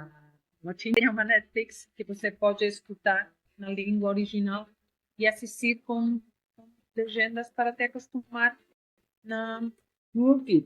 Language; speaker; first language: Portuguese; non-native, learner; Spanish